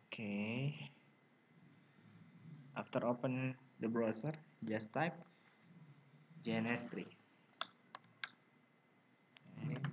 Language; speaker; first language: English; non-native, learner; Indonesian